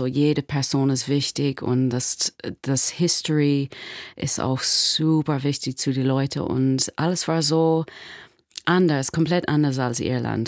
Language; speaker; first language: German; non-native, learner; English